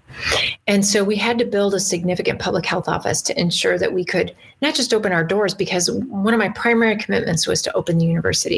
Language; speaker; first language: English; native; English